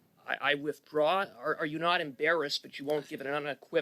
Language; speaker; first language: English; native; English